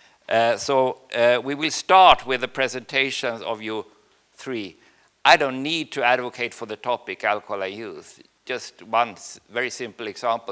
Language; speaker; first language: English; non-native, fluent; Swedish